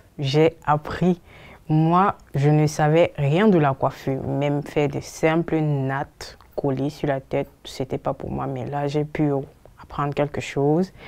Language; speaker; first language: French; native; French